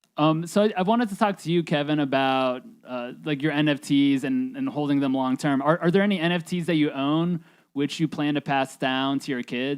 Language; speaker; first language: English; native; English